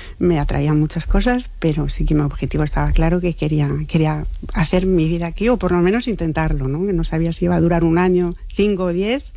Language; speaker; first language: Spanish; non-native, fluent; French